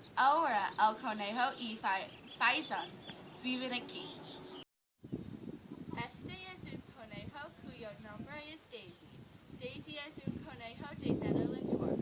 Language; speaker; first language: Spanish; non-native, learner; English